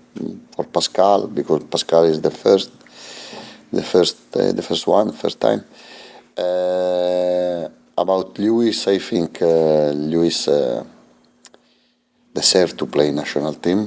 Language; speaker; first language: English; non-native, fluent; Italian